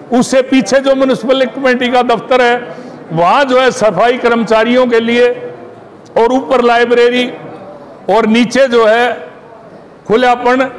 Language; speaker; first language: Hindi; native; Hindi